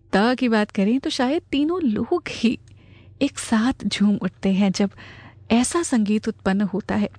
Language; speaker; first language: Hindi; native; Hindi